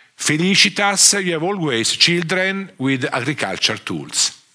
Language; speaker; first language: English; non-native, fluent; Italian